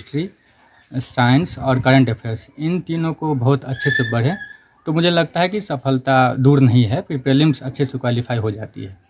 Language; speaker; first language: Hindi; non-native, local second language; Maithili